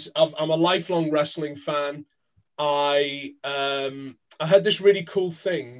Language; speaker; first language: English; native; English